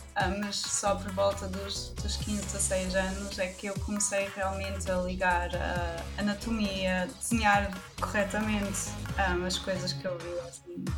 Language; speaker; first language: Portuguese; non-native, local second language; German